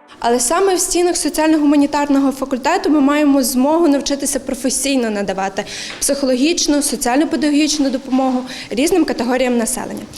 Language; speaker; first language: Ukrainian; native; Ukrainian